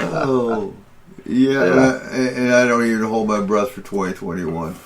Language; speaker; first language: English; native; English